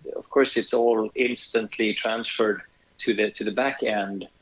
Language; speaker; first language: English; non-native, fluent; Swedish